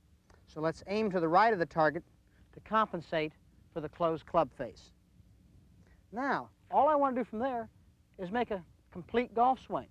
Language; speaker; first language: English; native; English